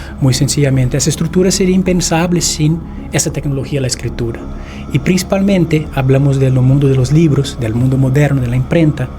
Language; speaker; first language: Spanish; non-native, fluent; Portuguese